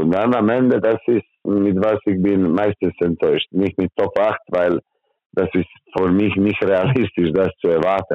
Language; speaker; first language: German; non-native, learner; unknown